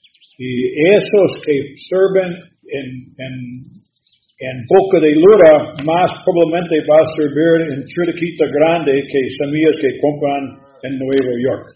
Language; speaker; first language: Spanish; non-native, learner; English